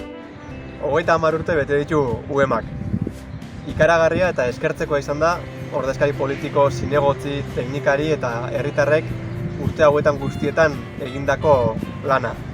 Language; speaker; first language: Basque; native; Basque